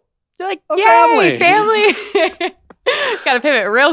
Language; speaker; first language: English; native; English